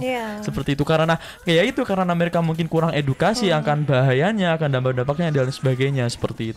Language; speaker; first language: Indonesian; native; Indonesian